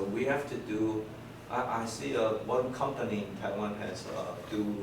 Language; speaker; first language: English; non-native, fluent; Chinese